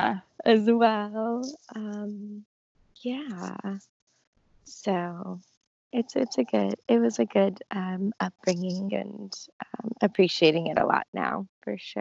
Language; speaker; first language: English; native; English